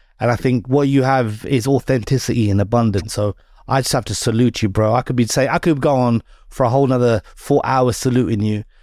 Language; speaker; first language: English; native; English